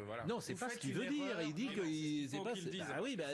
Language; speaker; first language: French; native; French